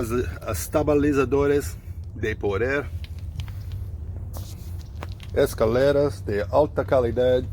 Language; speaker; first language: Spanish; non-native, fluent; English